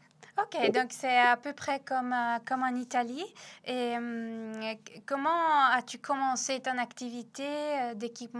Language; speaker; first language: French; non-native, fluent; Italian